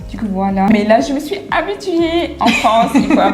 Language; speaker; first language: French; non-native, fluent; Arabic